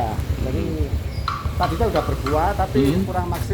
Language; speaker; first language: Indonesian; non-native, local second language; Javanese